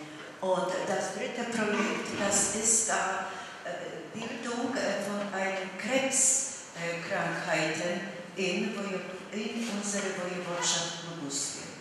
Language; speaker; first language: German; non-native, fluent; Polish